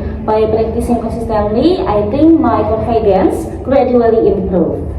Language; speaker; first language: English; non-native, learner; Indonesian